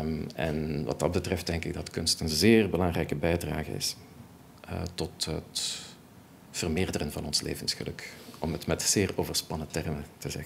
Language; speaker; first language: Dutch; native; Dutch